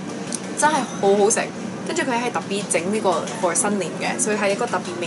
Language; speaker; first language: Cantonese; early bilingual, heritage; Cantonese